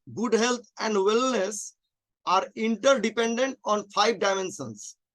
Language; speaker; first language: Hindi; native; Hindi